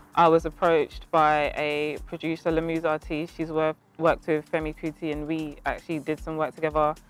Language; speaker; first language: English; native; English